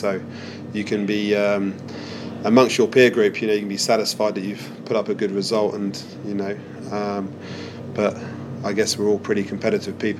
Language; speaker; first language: English; native; English